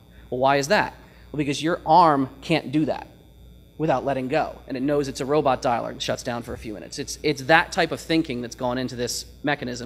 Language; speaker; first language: English; native; English